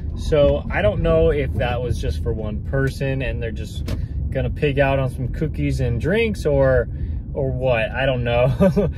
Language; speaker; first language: English; native; English